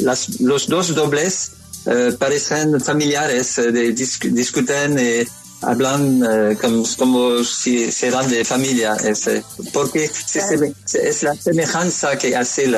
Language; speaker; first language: Spanish; non-native, learner; French